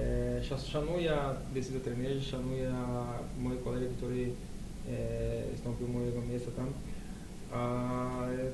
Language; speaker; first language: Polish; non-native, learner; Portuguese